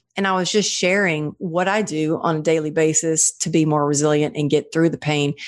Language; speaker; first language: English; native; English